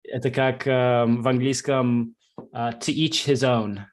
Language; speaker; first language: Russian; non-native, fluent; English